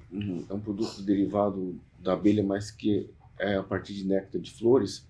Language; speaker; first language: Portuguese; native; Portuguese